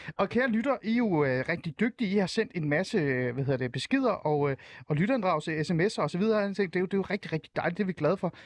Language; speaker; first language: Danish; early bilingual, other home language; Persian